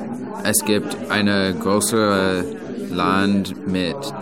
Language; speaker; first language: German; non-native, learner; English